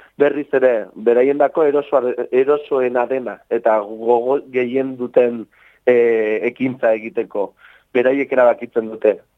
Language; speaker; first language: Basque; native; Basque